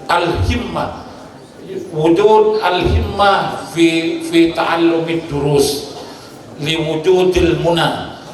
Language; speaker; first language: Arabic; non-native, fluent; Indonesian